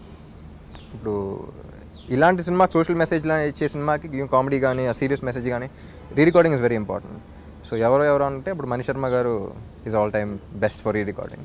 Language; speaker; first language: Telugu; native; Telugu